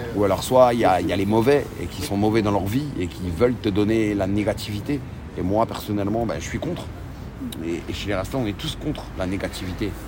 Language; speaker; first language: French; native; French